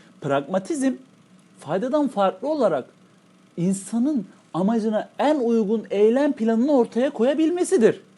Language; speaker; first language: Turkish; native; Turkish